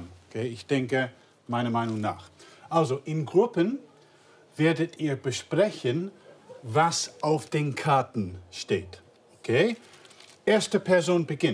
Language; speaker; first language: German; non-native, fluent; English